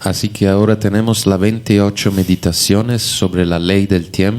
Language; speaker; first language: Spanish; non-native, fluent; English